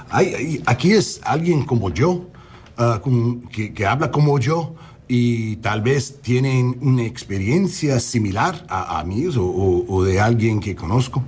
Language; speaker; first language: Spanish; non-native, learner; English